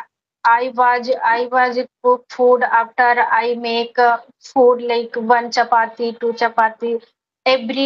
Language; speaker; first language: English; non-native, learner; Hindi